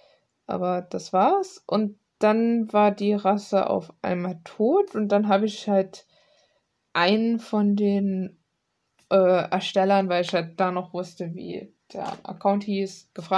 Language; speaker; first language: German; native; German